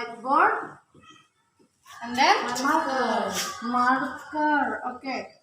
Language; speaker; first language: English; non-native, learner; Indonesian